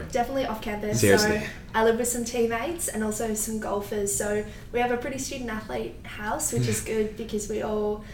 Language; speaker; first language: English; native; English